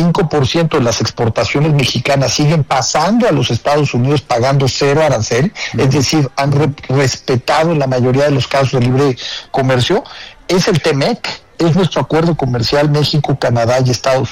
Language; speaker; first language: Spanish; native; Spanish